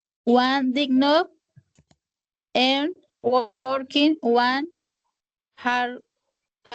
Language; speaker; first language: English; non-native, learner; Spanish